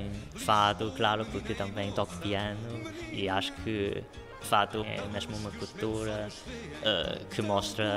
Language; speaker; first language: Portuguese; non-native, local second language; Chinese